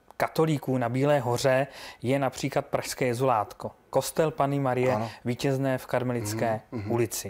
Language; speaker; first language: Czech; native; Czech